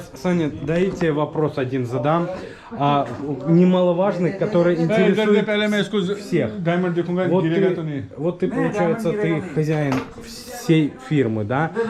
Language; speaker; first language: Russian; native; Russian